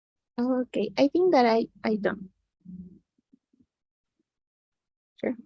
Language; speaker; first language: English; non-native, learner; Spanish